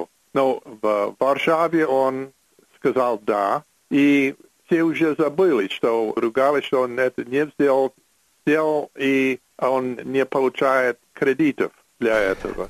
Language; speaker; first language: Russian; non-native, fluent; English